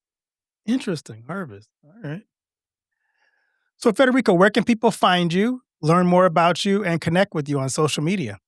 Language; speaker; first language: English; native; English